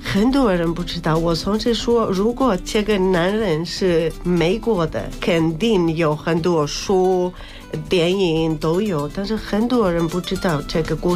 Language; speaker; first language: Chinese; non-native, fluent; Spanish